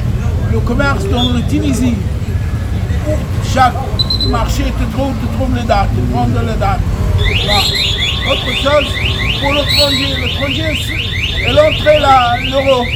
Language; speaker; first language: French; non-native, learner; Arabic